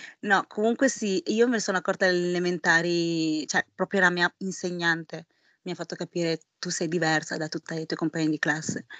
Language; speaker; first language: Italian; early bilingual, other home language; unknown